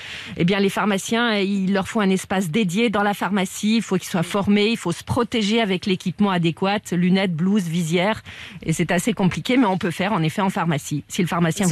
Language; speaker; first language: French; native; French